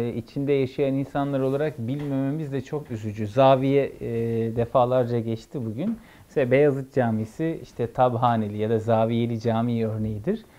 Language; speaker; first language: Turkish; native; Turkish